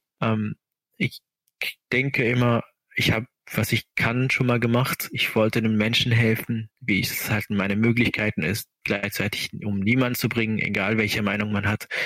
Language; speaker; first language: German; non-native, fluent; Arabic